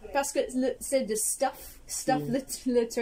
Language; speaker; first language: French; non-native, fluent; English